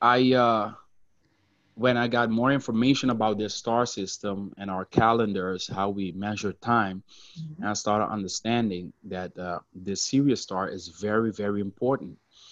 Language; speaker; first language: English; non-native, fluent; Papiamento